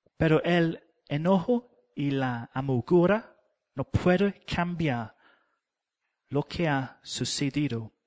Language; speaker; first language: Spanish; non-native, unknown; English